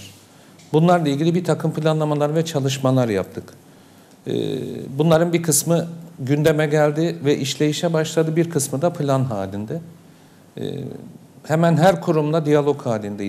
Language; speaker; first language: Turkish; native; Turkish